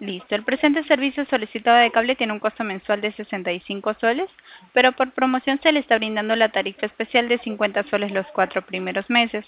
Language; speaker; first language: Spanish; native; Spanish